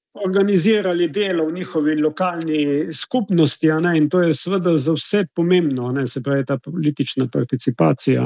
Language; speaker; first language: Slovenian; native; Slovenian